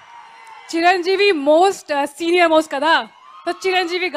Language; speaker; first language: Telugu; non-native, learner; Hindi